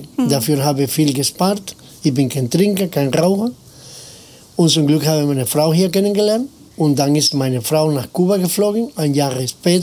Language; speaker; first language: German; non-native, fluent; Spanish